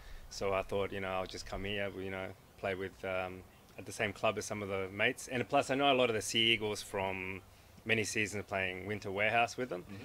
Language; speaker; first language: English; native; English